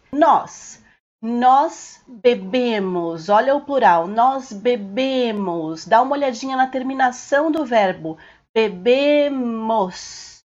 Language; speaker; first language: Portuguese; native; Portuguese